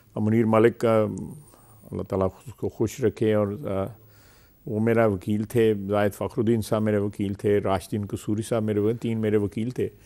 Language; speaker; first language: Urdu; non-native, local second language; Punjabi